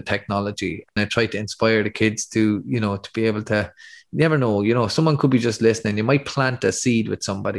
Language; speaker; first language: English; native; English